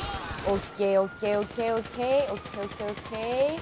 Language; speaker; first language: English; non-native, learner; Japanese